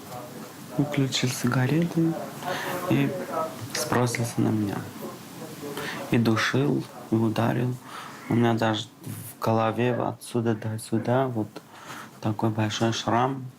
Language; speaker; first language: Russian; non-native, learner; Armenian